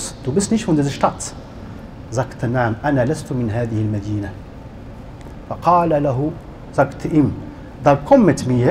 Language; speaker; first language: German; non-native, learner; Arabic